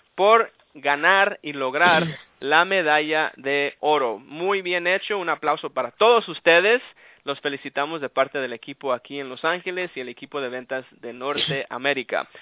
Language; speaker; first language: Spanish; early bilingual, heritage; Spanish